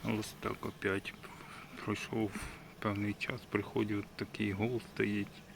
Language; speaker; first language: Ukrainian; native; Ukrainian